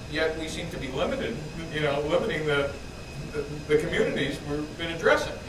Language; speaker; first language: English; native; English